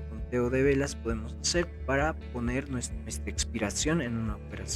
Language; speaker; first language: Spanish; native; Spanish